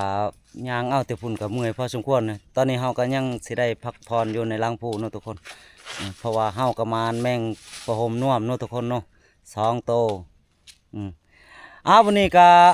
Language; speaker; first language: Thai; non-native, local second language; Northeastern Thai